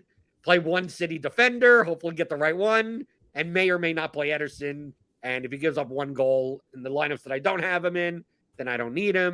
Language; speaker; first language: English; native; English